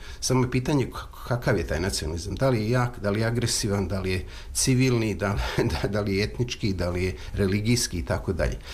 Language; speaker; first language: Serbian; native; Serbian